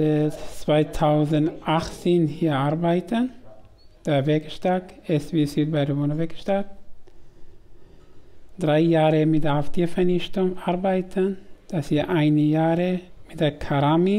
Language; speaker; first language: German; non-native, learner; Kurdish